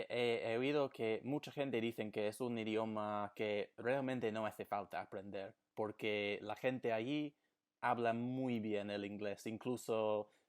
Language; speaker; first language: Spanish; non-native, fluent; English